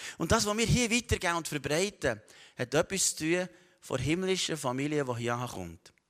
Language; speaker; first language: German; native; German